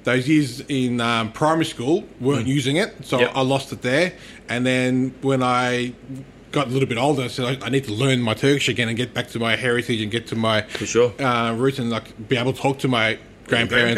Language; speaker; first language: English; non-native, local second language; Turkish